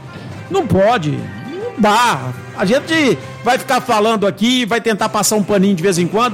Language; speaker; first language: Portuguese; native; Portuguese